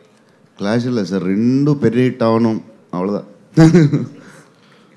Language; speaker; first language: Tamil; non-native, learner; Telugu